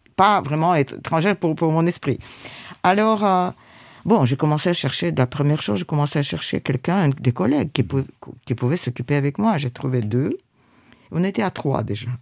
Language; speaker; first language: French; non-native, fluent; Russian